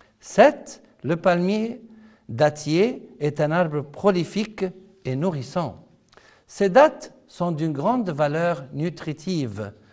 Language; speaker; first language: French; non-native, fluent; Arabic